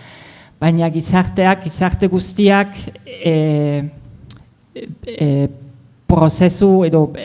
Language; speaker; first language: Basque; non-native, fluent; German